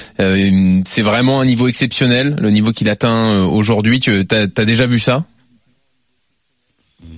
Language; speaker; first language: French; native; French